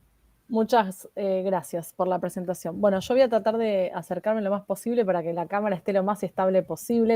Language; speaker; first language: Spanish; native; Spanish